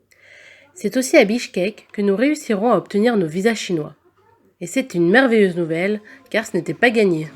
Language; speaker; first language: French; native; French